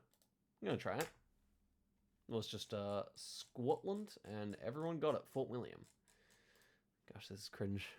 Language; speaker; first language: English; native; English